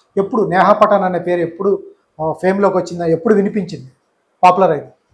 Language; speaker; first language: Telugu; native; Telugu